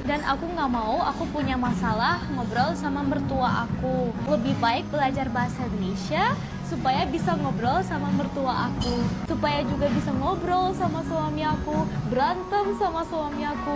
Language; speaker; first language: Indonesian; non-native, fluent; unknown